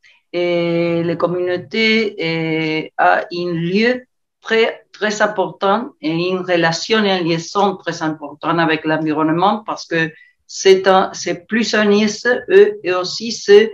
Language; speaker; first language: French; non-native, learner; Spanish